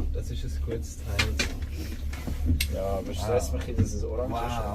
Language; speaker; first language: German; early bilingual, other home language; Tamil